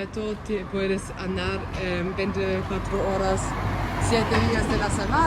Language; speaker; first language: Spanish; non-native, fluent; German